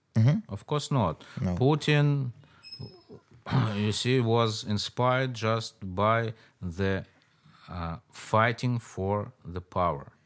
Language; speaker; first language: English; non-native, fluent; Russian